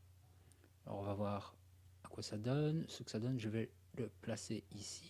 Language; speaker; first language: French; native; French